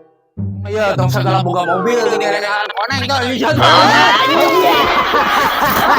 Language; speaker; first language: Indonesian; non-native, local second language; Sundanese